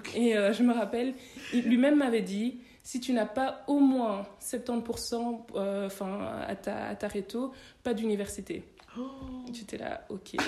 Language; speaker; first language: French; native; French